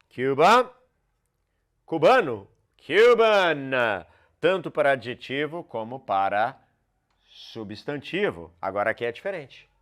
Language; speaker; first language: Portuguese; non-native, fluent; English